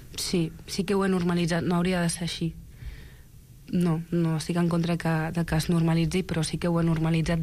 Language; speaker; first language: Catalan; early bilingual, other home language; Arabic